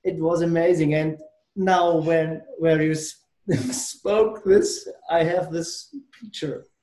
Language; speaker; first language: English; non-native, learner; German